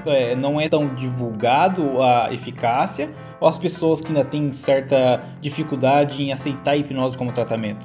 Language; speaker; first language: Portuguese; native; Portuguese